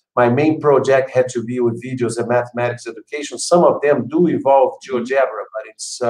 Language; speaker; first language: English; non-native, fluent; Portuguese